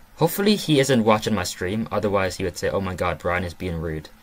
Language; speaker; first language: English; native; English